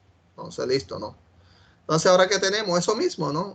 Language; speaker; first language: Spanish; native; Spanish